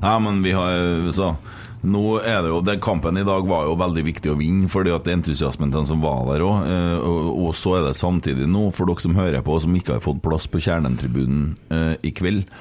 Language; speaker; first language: Norwegian; native; Norwegian